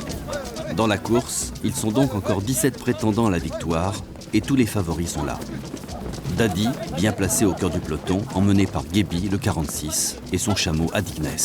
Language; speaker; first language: French; native; French